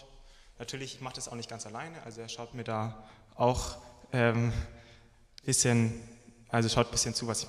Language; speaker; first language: German; native; German